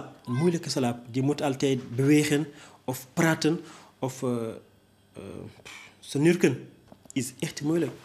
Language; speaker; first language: Dutch; non-native, fluent; French